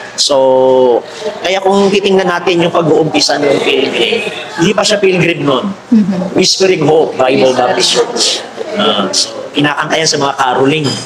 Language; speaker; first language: Filipino; native; Filipino